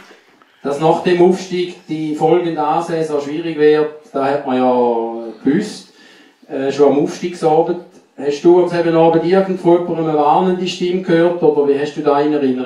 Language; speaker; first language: German; native; German